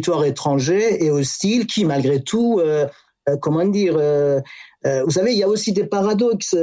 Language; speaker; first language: French; non-native, fluent; Persian